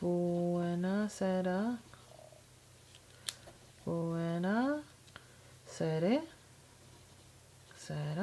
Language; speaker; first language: Italian; non-native, learner; English